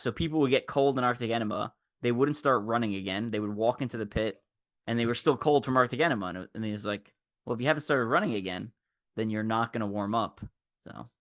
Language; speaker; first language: English; native; English